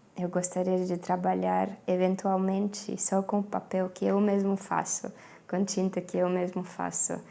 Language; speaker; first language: Portuguese; non-native, fluent; Estonian